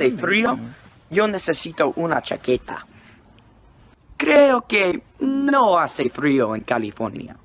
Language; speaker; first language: Spanish; non-native, learner; English